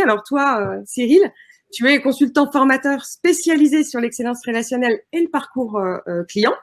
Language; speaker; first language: French; native; French